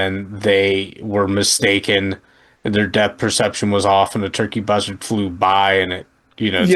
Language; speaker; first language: English; native; English